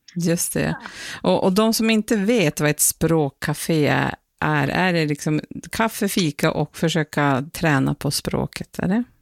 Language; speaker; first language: Swedish; native; Swedish